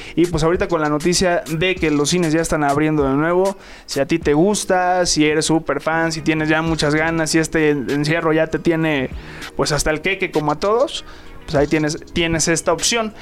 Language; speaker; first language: Spanish; native; Spanish